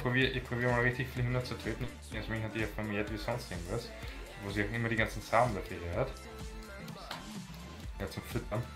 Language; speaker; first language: German; native; German